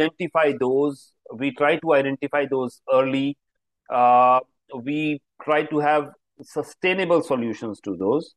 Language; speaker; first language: English; non-native, local second language; Hindi